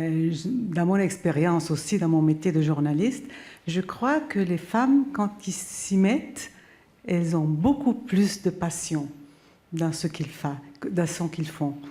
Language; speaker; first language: French; non-native, local second language; Italian